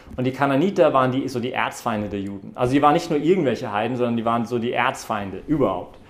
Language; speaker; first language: German; non-native, fluent; English